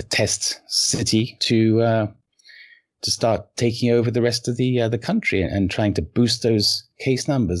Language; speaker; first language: English; native; English